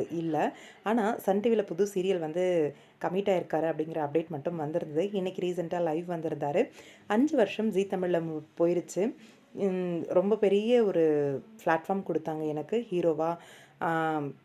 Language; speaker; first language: Tamil; native; Tamil